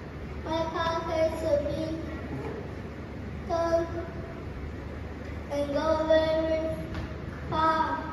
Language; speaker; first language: English; non-native, learner; Vietnamese